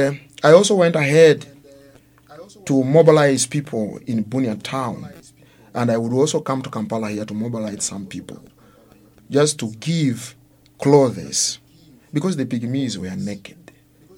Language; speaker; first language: English; non-native, fluent; Luo (Kenya and Tanzania)